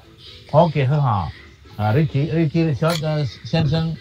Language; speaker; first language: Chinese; non-native, learner; Indonesian